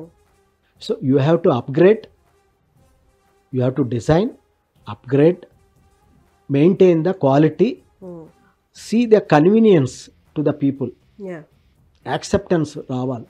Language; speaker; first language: Telugu; native; Telugu